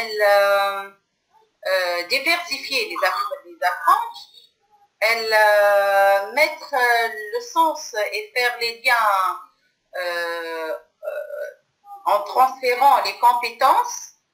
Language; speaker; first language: French; non-native, local second language; Arabic